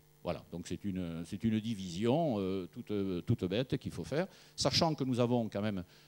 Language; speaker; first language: French; native; French